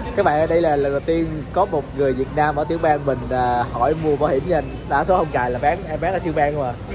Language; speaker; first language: Vietnamese; native; Vietnamese